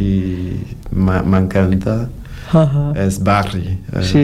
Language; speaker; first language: Catalan; non-native, learner; Portuguese